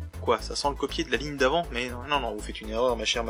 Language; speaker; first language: French; native; French